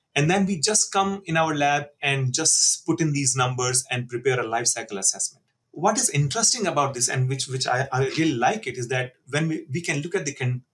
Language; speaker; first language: English; non-native, local second language; Hindi